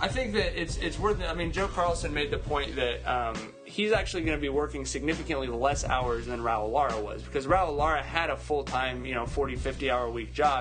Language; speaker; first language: English; native; English